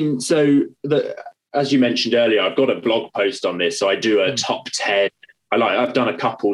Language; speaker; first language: English; native; English